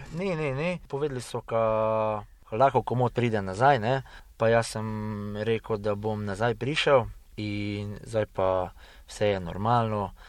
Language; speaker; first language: Slovenian; early bilingual, heritage; Hungarian